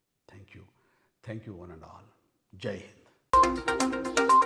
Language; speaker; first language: English; non-native, local second language; Telugu